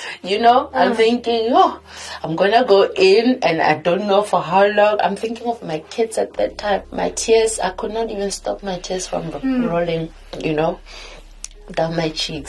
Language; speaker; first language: English; non-native, local second language; Southern Sotho